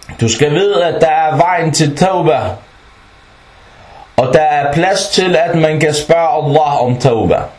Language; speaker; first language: Danish; non-native, fluent; Arabic